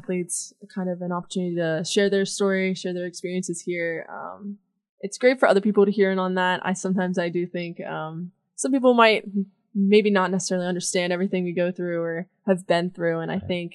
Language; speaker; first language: English; native; English